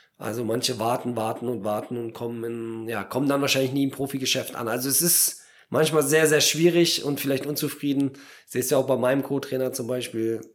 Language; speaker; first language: German; early bilingual, other home language; Polish